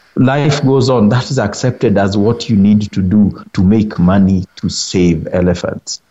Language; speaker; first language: English; non-native, local second language; Luo (Kenya and Tanzania)